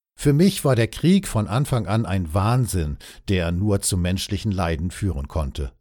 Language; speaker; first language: German; native; German